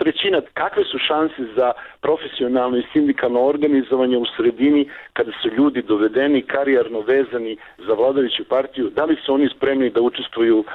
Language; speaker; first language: Serbian; native; Serbian